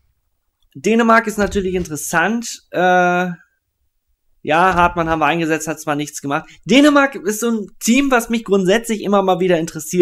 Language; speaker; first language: German; native; German